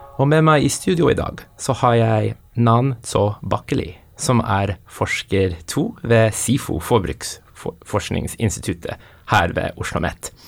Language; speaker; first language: Norwegian; native; Norwegian